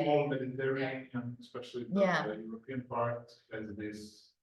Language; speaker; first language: English; non-native, fluent; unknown